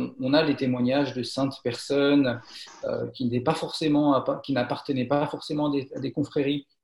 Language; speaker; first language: French; native; French